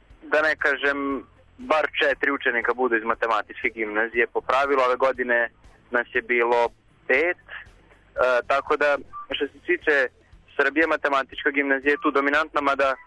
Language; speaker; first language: Serbian; native; Serbian